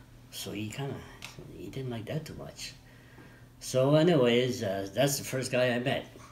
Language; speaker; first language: English; non-native, fluent; French